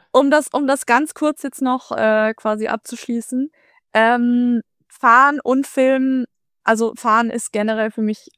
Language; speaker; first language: German; native; German